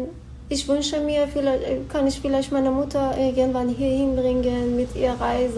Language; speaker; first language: German; non-native, learner; Persian